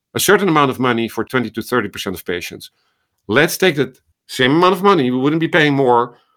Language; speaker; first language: English; non-native, fluent; Dutch